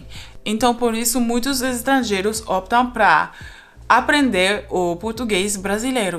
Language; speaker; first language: Portuguese; non-native, fluent; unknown